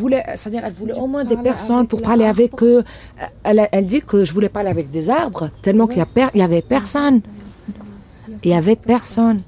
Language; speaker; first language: French; non-native, local second language; Arabic